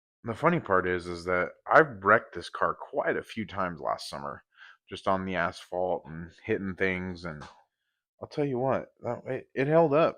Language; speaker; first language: English; native; English